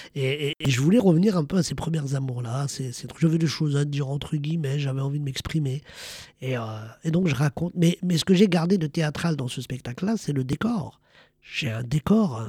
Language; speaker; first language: French; early bilingual, other home language; Arabic